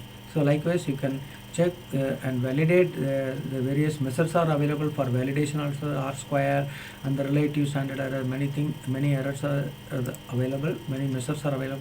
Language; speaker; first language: English; non-native, local second language; Tamil